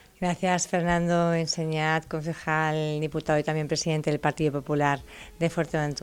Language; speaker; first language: Spanish; native; Spanish